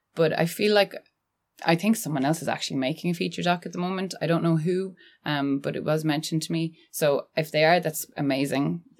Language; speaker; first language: English; native; English